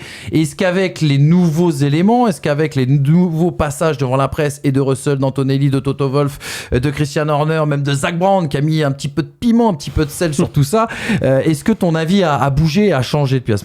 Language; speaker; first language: French; native; French